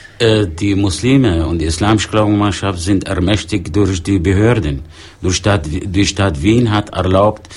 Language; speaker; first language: German; non-native, fluent; Arabic